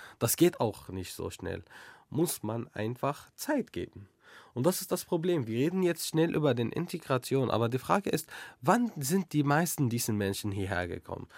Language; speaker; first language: German; non-native, learner; Arabic